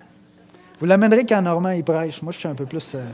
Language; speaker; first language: French; native; French